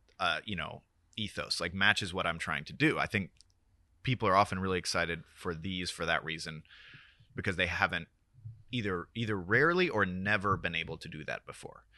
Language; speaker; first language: English; native; English